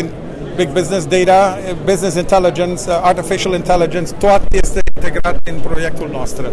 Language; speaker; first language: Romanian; non-native, learner; Dutch